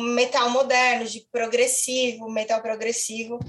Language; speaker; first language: Portuguese; native; Portuguese